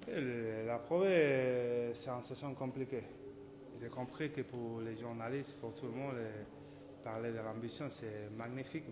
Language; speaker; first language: French; non-native, learner; Spanish